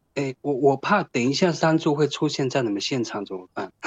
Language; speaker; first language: Chinese; non-native, local second language; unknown